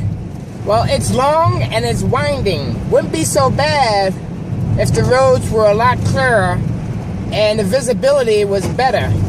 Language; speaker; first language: English; native; English